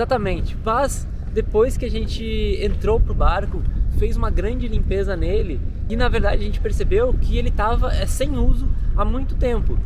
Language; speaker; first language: Portuguese; native; Portuguese